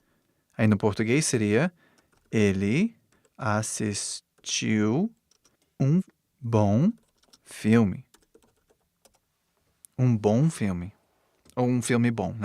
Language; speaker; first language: Portuguese; non-native, fluent; English